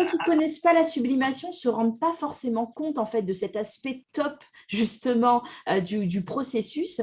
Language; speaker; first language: French; native; French